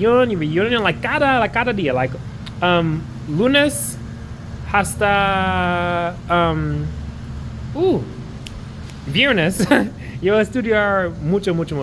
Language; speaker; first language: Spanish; non-native, learner; English